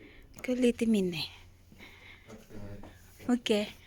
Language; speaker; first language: Swedish; non-native, learner; Filipino